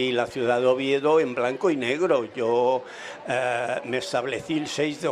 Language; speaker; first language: Spanish; native; Spanish